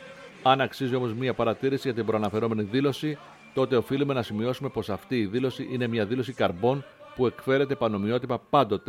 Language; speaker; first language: Greek; native; Greek